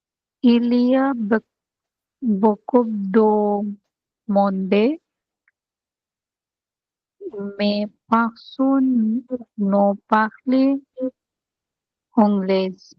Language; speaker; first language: French; non-native, learner; Bangla